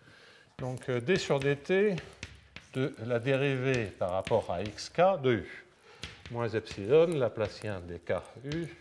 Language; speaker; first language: French; native; French